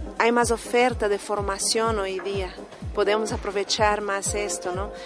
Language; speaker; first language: Spanish; non-native, fluent; Portuguese